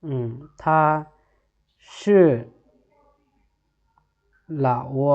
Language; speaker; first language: Chinese; non-native, fluent; Lao